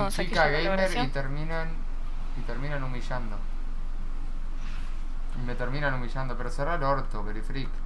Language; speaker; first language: Spanish; native; Spanish